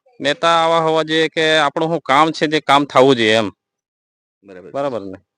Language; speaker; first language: Gujarati; native; Gujarati